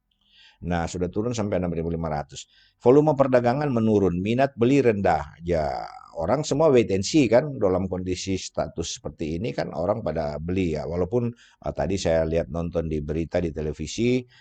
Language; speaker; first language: Indonesian; native; Indonesian